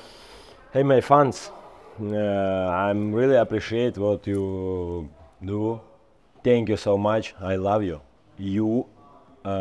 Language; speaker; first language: English; non-native, learner; Ukrainian